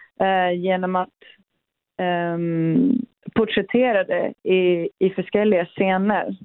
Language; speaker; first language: Swedish; early bilingual, other home language; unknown